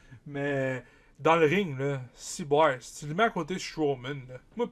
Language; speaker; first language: French; native; French